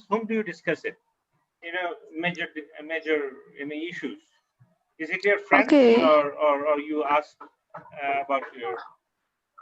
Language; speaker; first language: English; non-native, fluent; Bangla